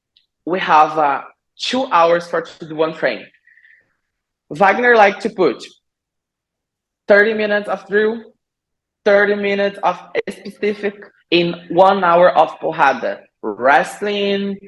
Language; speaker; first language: English; non-native, learner; Portuguese